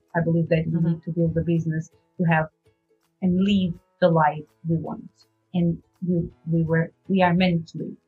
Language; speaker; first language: English; non-native, fluent; Portuguese